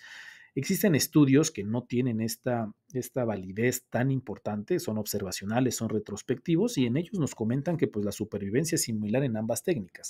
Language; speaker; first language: Spanish; native; Spanish